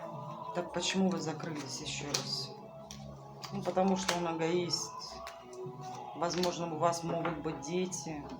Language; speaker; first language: Russian; native; Russian